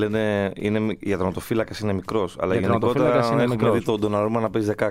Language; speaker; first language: Greek; native; Greek